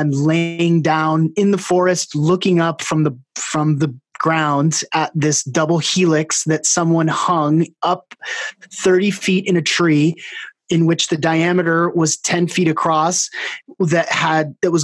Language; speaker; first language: English; native; English